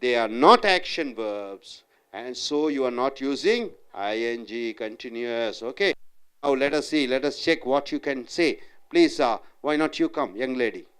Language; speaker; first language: English; non-native, local second language; Tamil